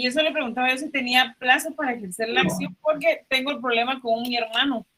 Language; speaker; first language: Spanish; native; Spanish